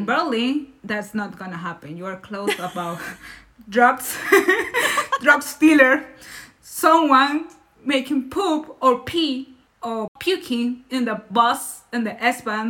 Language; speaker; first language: English; non-native, learner; Spanish